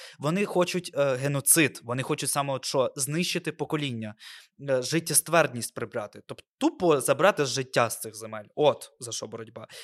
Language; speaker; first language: Ukrainian; non-native, local second language; Russian